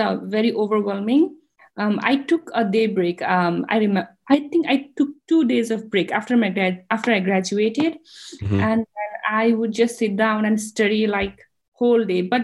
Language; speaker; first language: English; non-native, local second language; Nepali